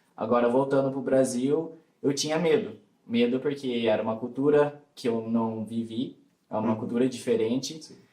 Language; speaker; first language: Portuguese; early bilingual, heritage; Portuguese